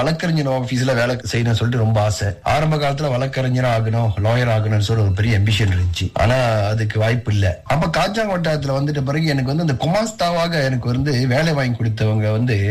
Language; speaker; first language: Tamil; early bilingual, heritage; Tamil